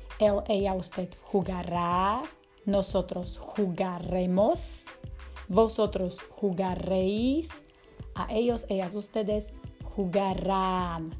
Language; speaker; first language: Spanish; non-native, fluent; Slovak